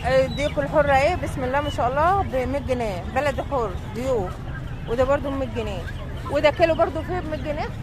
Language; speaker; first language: Arabic; native; Arabic